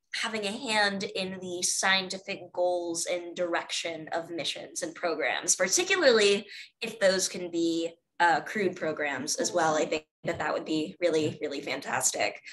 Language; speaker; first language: English; native; English